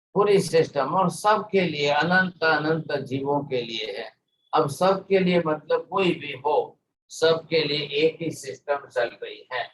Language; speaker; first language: Hindi; non-native, local second language; Gujarati